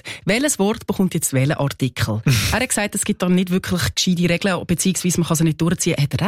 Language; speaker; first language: German; native; German